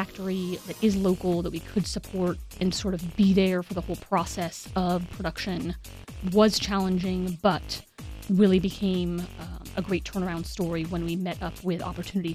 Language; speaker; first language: English; native; English